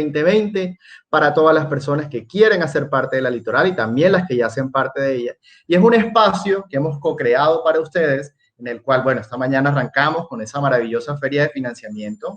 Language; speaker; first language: Spanish; native; Spanish